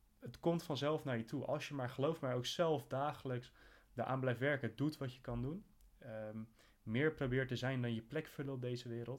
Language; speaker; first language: Dutch; native; Dutch